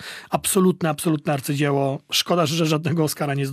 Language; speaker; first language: Polish; native; Polish